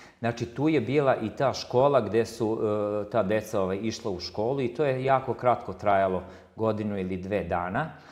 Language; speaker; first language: Croatian; non-native, local second language; Slovak